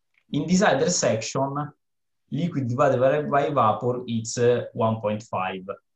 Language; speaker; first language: English; non-native, fluent; Italian